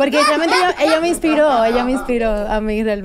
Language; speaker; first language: Spanish; native; Spanish